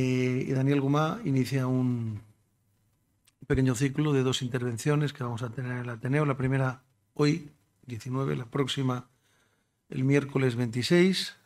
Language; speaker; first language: Spanish; native; Spanish